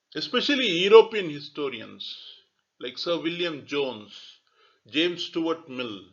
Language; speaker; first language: English; non-native, local second language; Tamil